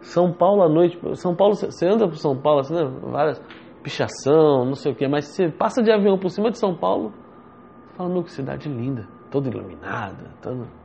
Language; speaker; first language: Portuguese; native; Portuguese